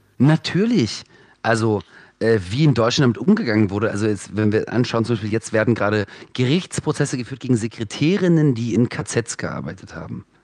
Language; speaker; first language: German; early bilingual, other home language; Russian